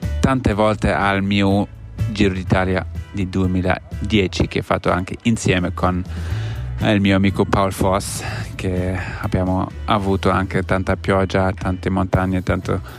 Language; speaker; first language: Italian; non-native, learner; German